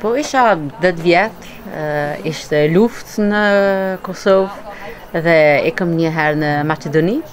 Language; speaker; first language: Albanian; early bilingual, heritage; Albanian